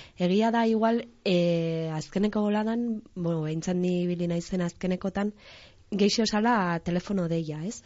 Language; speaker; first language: Basque; native; Basque